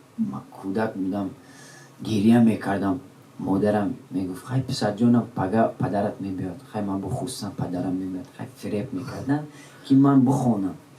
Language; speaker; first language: Tajik; non-native, local second language; Shughni